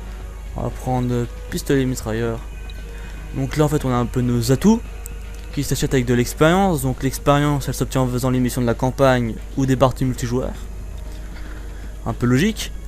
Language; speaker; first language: French; native; French